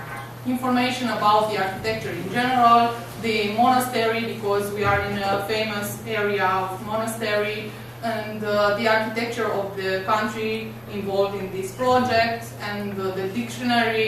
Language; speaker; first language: English; non-native, learner; Romanian